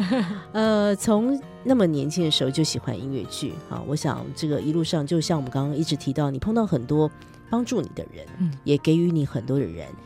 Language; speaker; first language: Chinese; non-native, fluent; Korean